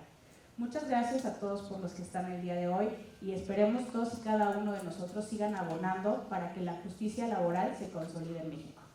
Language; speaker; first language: Spanish; native; Spanish